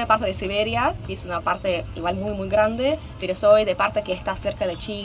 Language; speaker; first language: Spanish; non-native, fluent; Russian